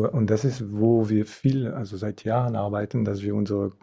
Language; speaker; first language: German; non-native, fluent; French